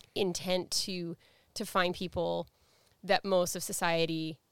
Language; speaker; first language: English; native; English